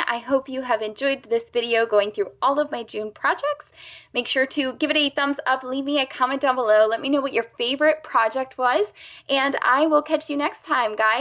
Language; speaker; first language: English; native; English